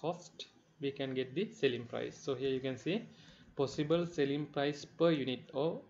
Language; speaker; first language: English; non-native, local second language; Sinhala